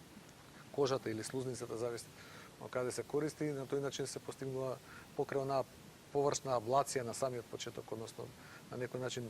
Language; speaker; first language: Macedonian; native; Macedonian